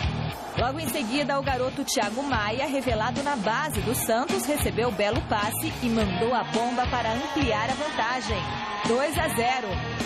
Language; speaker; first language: Portuguese; native; Portuguese